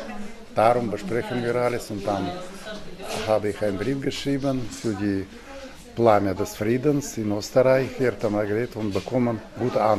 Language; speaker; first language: German; non-native, learner; Ukrainian